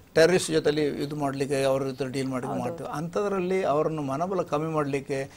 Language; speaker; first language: Kannada; non-native, local second language; Kodava